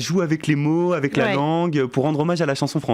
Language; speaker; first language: French; native; French